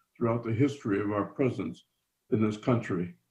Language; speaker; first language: English; native; English